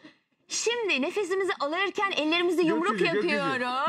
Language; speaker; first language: Turkish; native; Turkish